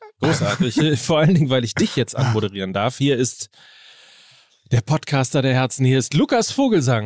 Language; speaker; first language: German; native; German